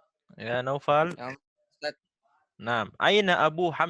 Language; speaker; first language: Arabic; non-native, fluent; Indonesian